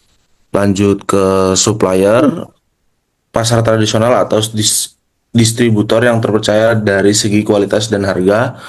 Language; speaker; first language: Indonesian; native; Indonesian